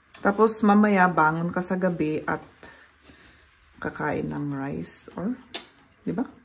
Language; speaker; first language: Filipino; non-native, learner; German